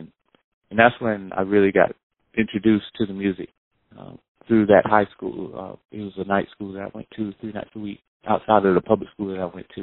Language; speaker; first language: English; native; English